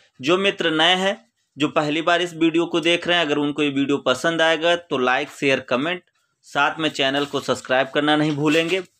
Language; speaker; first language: Hindi; native; Hindi